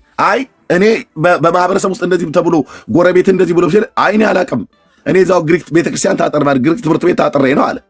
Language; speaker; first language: Amharic; native; Amharic